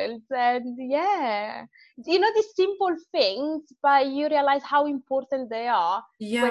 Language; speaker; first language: English; non-native, fluent; Italian